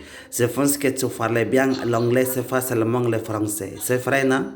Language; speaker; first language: French; non-native, learner; Indonesian